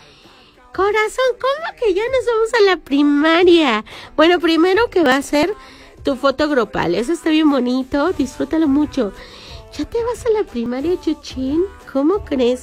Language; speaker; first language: Spanish; native; Spanish